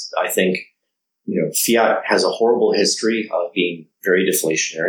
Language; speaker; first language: English; native; English